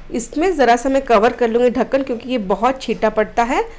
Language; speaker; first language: Hindi; non-native, local second language; Odia